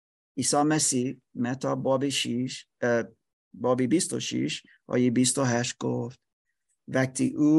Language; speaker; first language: Persian; non-native, learner; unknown